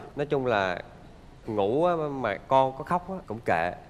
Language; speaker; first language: Vietnamese; native; Vietnamese